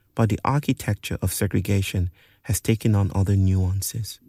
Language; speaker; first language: English; non-native, local second language; Yoruba